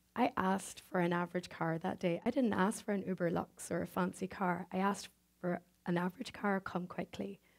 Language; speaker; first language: English; native; English